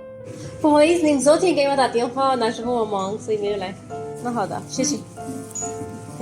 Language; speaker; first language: Chinese; non-native, fluent; Urdu